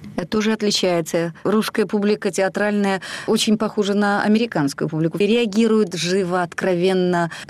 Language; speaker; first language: Russian; native; Russian